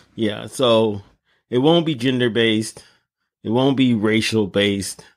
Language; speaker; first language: English; native; English